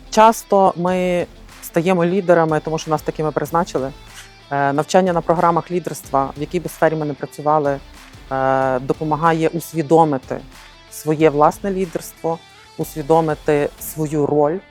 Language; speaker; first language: Ukrainian; native; Ukrainian